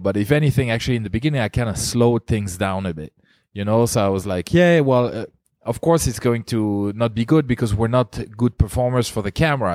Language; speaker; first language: English; non-native, fluent; French